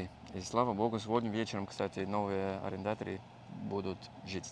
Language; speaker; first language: Russian; non-native, learner; English